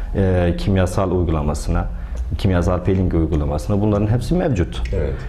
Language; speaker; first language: Turkish; native; Turkish